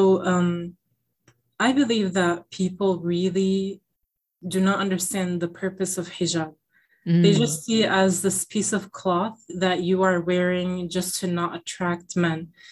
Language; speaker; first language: English; native; English